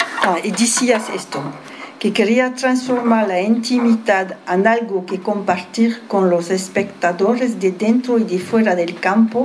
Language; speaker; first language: Spanish; early bilingual, heritage; French